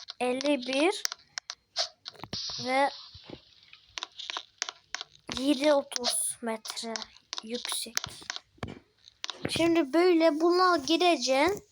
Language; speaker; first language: Turkish; early bilingual, heritage; Turkish